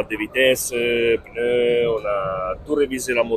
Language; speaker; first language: French; non-native, learner; Italian